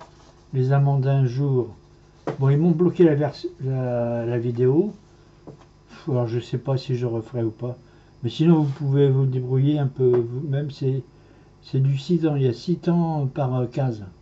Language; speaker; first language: French; native; French